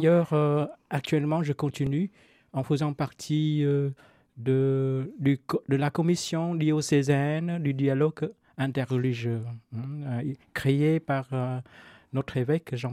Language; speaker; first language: French; non-native, fluent; Vietnamese